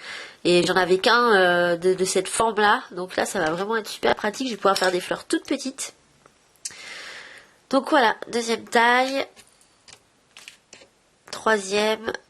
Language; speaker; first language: French; native; French